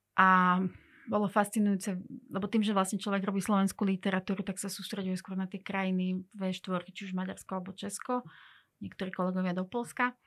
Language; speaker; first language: Slovak; non-native, local second language; Hungarian